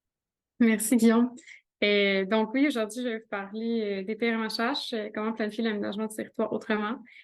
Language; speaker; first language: French; native; French